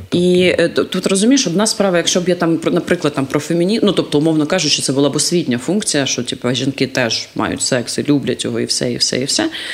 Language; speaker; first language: Ukrainian; non-native, local second language; Russian